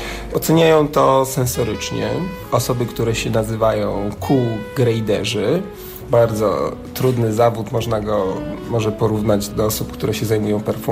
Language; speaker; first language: Polish; native; Polish